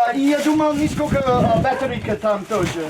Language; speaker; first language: Russian; non-native, learner; English